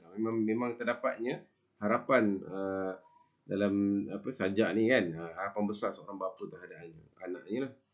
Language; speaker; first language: Malay; native; Malay